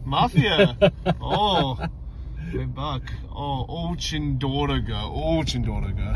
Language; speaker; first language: Russian; non-native, learner; English